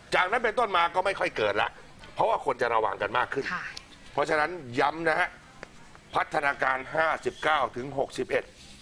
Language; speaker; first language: Thai; native; Thai